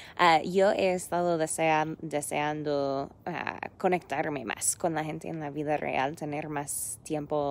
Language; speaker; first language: Spanish; non-native, fluent; English